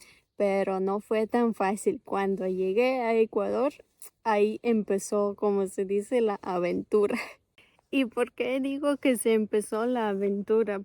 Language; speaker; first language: Spanish; non-native, fluent; Ukrainian